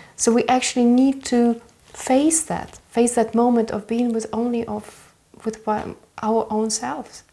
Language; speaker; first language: English; early bilingual, other home language; Russian